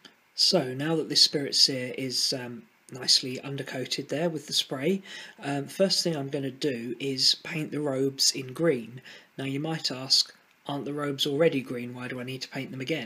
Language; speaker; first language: English; native; English